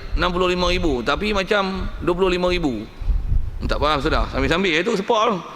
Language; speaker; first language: Malay; native; Malay